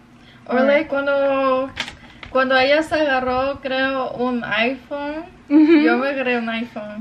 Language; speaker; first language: Spanish; early bilingual, other home language; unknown